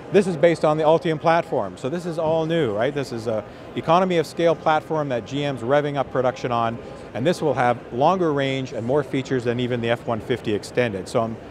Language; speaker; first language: English; native; English